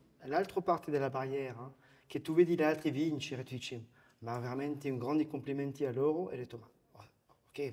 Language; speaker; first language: Italian; non-native, fluent; French